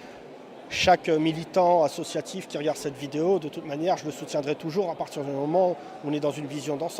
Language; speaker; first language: French; native; French